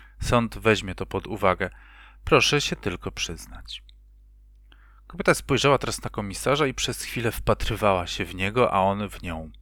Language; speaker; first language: Polish; native; Polish